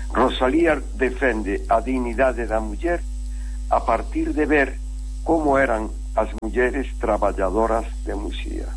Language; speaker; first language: Galician; native; Galician